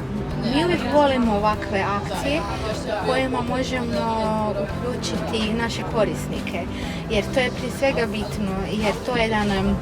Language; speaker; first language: Croatian; native; Croatian